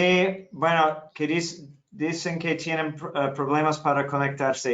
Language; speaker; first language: Spanish; non-native, fluent; English